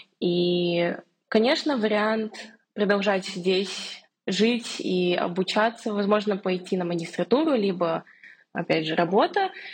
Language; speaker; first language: Russian; native; Russian